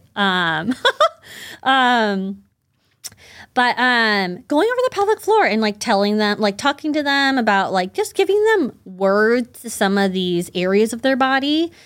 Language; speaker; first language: English; early bilingual, other home language; Chinese